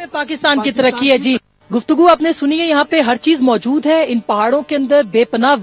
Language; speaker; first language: Urdu; native; Urdu